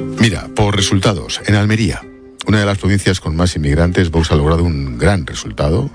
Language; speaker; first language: Spanish; native; Spanish